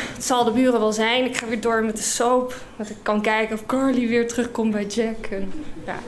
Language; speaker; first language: Dutch; non-native, fluent; English